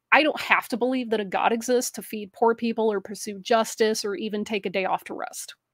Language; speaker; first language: English; native; English